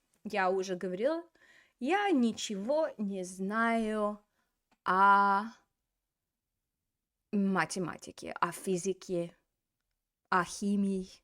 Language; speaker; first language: Russian; non-native, fluent; English